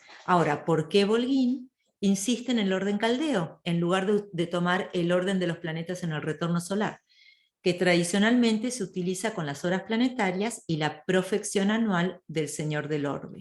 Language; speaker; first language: Spanish; native; Spanish